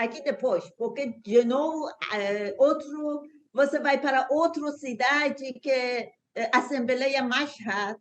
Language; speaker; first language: Portuguese; non-native, learner; Persian